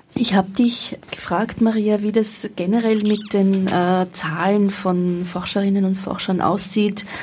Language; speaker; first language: German; native; German